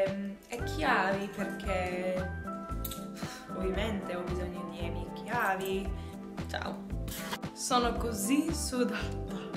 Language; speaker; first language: Italian; non-native, learner; English